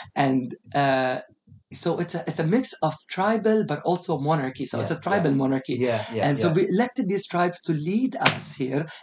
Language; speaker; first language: English; non-native, fluent; Arabic